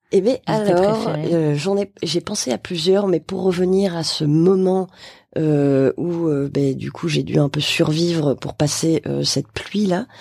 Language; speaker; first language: French; native; French